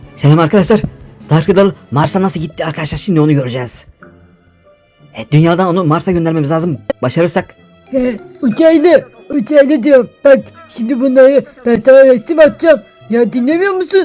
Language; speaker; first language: Turkish; native; Turkish